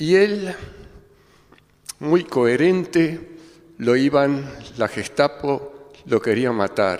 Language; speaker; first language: Spanish; early bilingual, other home language; German